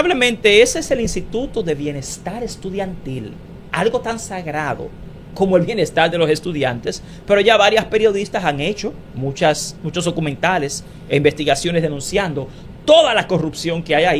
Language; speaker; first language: Spanish; native; Spanish